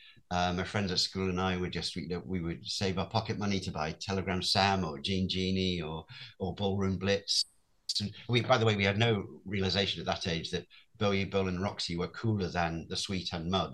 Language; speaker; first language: English; native; English